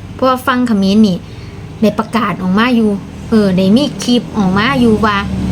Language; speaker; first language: Thai; non-native, local second language; Lao